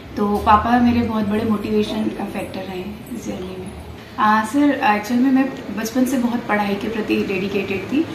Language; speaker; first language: Hindi; native; Hindi